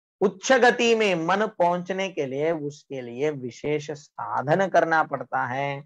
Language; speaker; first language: Hindi; non-native, local second language; Marathi